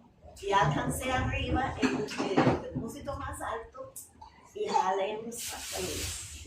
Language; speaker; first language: Spanish; non-native, fluent; English